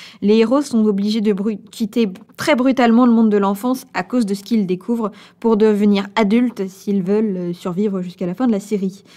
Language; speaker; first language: French; native; French